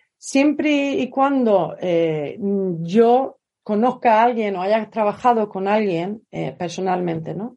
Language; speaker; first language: Spanish; non-native, fluent; Swedish